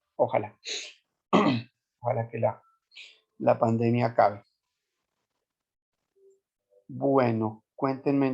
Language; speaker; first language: Spanish; native; Spanish